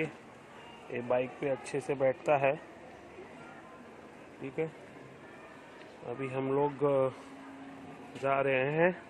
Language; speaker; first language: Hindi; native; Hindi